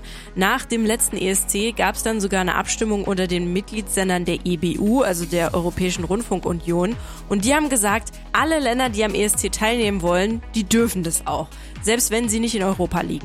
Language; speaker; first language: German; native; German